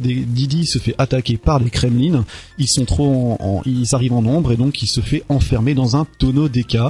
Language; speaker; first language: French; native; French